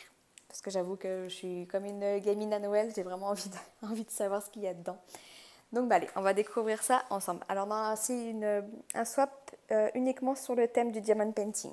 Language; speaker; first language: French; native; French